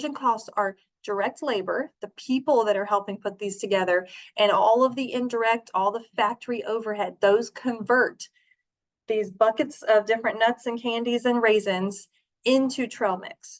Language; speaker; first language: English; native; English